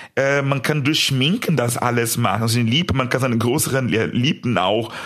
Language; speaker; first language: German; non-native, fluent; Portuguese